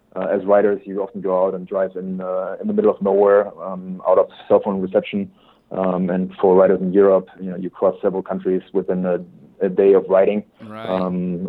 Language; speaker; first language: English; non-native, fluent; German